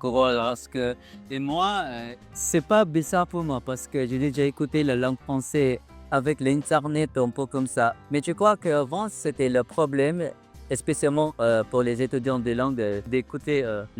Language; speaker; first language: French; non-native, learner; Filipino